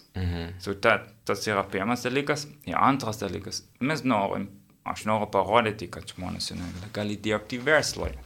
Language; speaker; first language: Lithuanian; non-native, learner; English